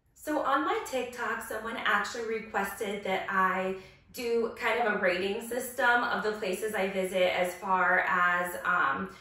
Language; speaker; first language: English; native; English